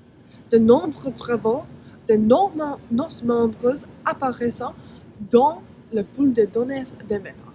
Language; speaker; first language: French; non-native, learner; English